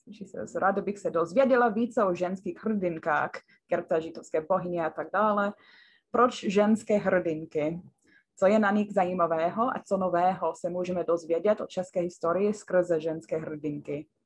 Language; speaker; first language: Czech; non-native, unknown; English